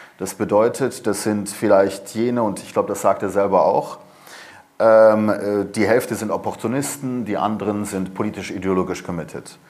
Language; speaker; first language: German; early bilingual, other home language; Persian